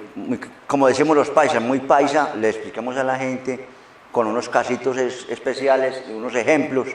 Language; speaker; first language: Spanish; native; Spanish